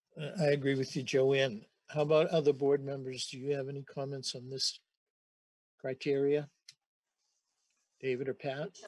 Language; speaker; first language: English; native; English